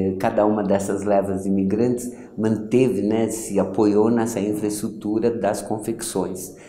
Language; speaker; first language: Portuguese; early bilingual, other home language; Yiddish